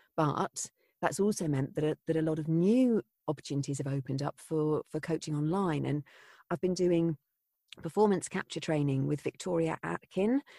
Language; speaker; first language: English; native; English